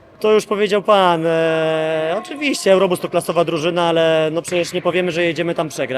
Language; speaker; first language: Polish; native; Polish